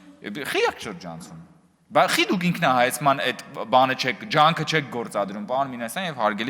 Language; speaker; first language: Armenian; native; Armenian